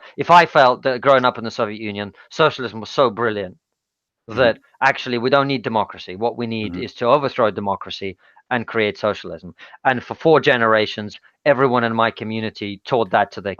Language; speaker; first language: English; non-native, fluent; Russian